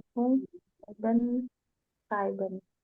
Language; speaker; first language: German; non-native, learner; Indonesian